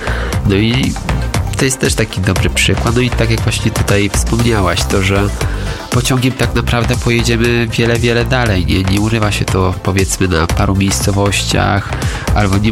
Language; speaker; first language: Polish; native; Polish